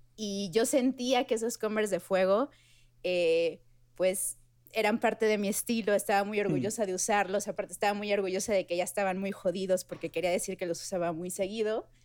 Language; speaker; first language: Spanish; native; Spanish